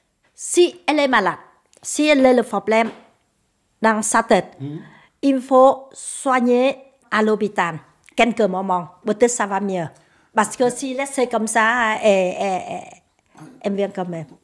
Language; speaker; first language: French; non-native, learner; Vietnamese